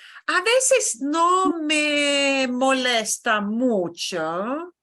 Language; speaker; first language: Spanish; non-native, fluent; English